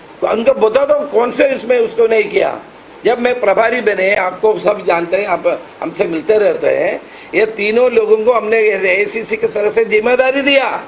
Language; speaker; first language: Hindi; non-native, local second language; Marathi